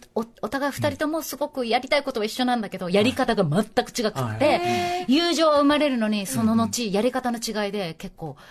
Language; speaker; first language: Japanese; native; Japanese